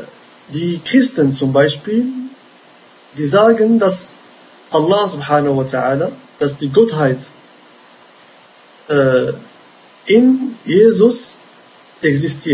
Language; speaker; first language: German; non-native, fluent; Arabic